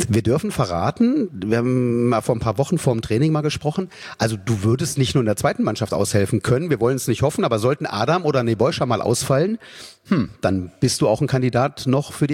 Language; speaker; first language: German; native; German